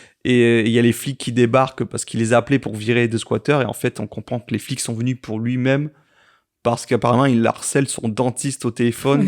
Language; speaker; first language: French; native; French